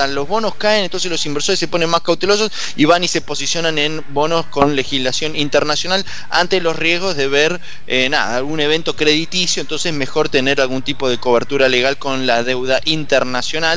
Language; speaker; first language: Spanish; native; Spanish